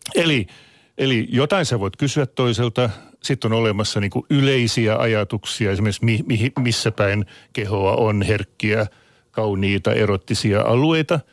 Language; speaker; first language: Finnish; non-native, local second language; Swedish